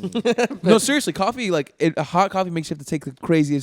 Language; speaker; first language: English; native; English